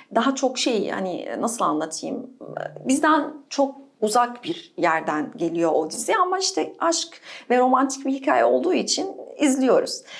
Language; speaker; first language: Turkish; non-native, fluent; Arabic